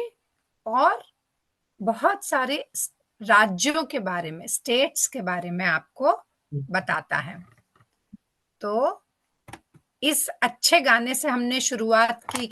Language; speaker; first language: Hindi; native; Hindi